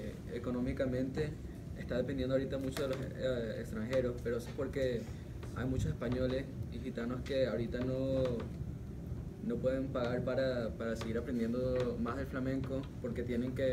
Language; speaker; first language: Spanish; early bilingual, heritage; Spanish